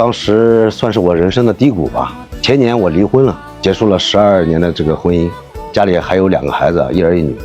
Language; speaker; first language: Chinese; native; Chinese